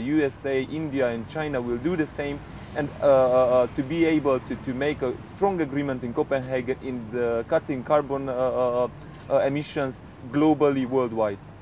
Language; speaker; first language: English; non-native, fluent; Hungarian